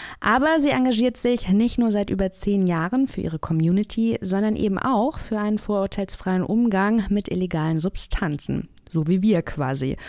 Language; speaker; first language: German; native; German